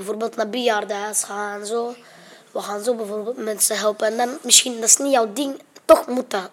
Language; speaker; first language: Dutch; early bilingual, other home language; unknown